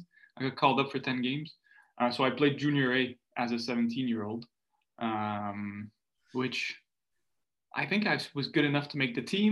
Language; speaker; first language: English; non-native, fluent; French